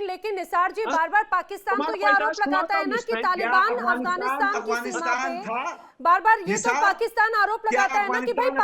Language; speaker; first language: Hindi; native; Hindi